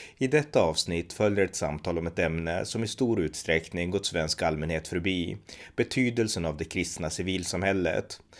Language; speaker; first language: Swedish; native; Swedish